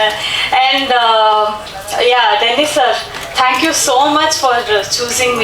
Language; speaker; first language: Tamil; non-native, learner; Kannada